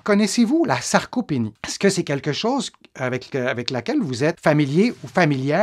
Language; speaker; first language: French; native; French